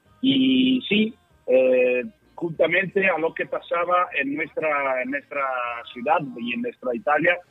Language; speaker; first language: Spanish; non-native, learner; Italian